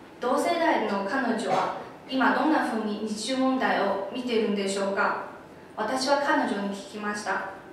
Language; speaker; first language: Japanese; non-native, fluent; Chinese